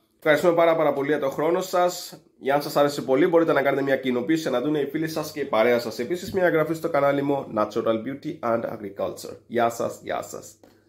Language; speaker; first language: Greek; non-native, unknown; Bangla